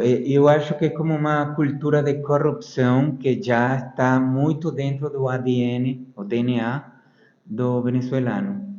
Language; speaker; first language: Portuguese; non-native, fluent; Spanish